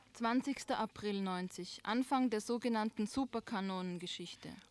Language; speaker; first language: German; native; German